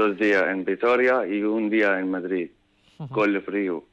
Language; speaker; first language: Spanish; non-native, learner; Arabic